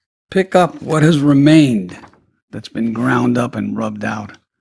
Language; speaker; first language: English; native; English